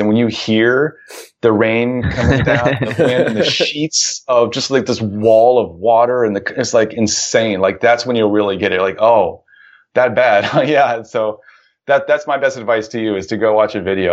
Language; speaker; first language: English; native; English